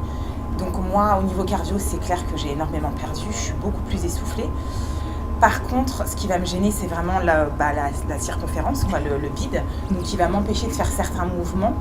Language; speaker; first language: French; native; French